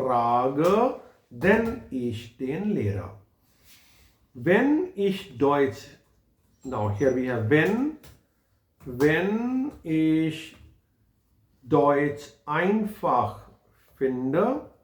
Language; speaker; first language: German; non-native, fluent; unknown